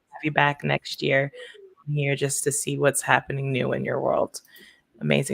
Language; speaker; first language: English; native; English